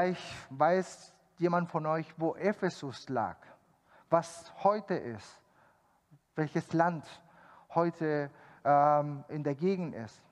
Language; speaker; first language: German; non-native, fluent; Spanish